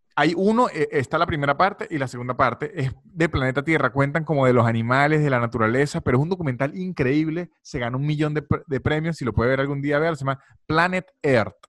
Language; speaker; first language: Spanish; native; Spanish